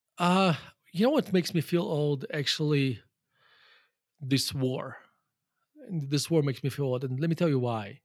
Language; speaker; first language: English; non-native, fluent; Russian